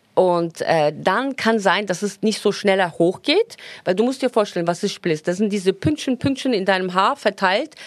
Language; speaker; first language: German; non-native, fluent; Turkish